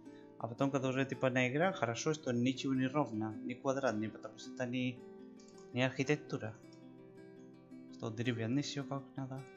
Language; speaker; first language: Russian; non-native, learner; Spanish